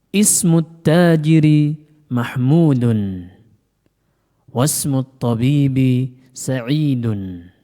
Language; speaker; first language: Arabic; non-native, fluent; Indonesian